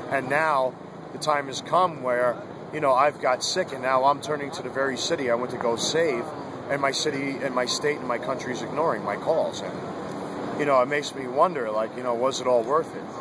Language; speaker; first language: English; native; English